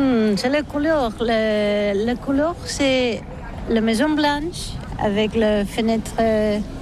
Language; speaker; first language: French; non-native, learner; Catalan